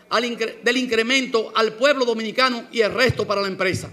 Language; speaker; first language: Spanish; native; Spanish